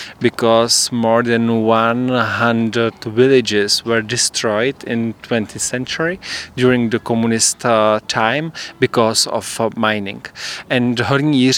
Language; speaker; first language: English; non-native, fluent; Czech